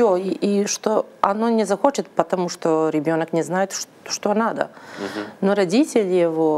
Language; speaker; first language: Russian; non-native, learner; Serbian